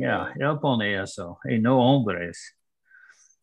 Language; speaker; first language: Spanish; non-native, learner; English